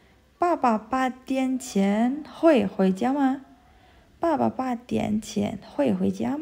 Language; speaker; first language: Chinese; non-native, fluent; Indonesian